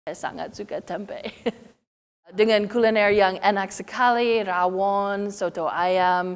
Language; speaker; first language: Indonesian; non-native, learner; English